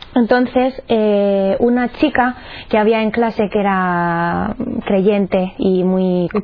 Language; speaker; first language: Spanish; native; Spanish